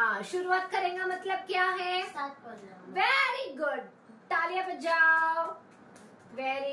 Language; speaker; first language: Hindi; non-native, local second language; Tamil